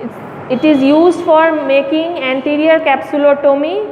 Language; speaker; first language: English; non-native, local second language; Bangla